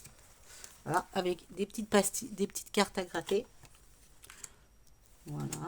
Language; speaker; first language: French; native; French